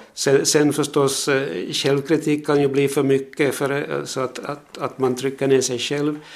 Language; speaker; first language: Swedish; native; Swedish